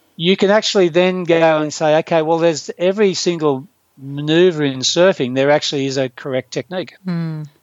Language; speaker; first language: English; native; English